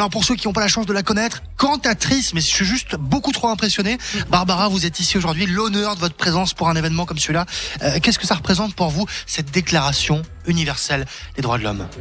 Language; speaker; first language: French; native; French